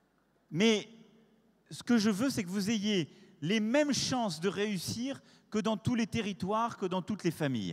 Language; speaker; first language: French; native; French